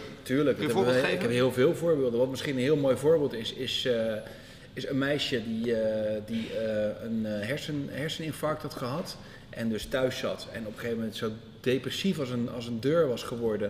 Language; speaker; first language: Dutch; native; Dutch